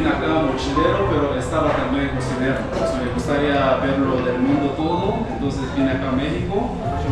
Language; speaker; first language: Spanish; non-native, learner; Korean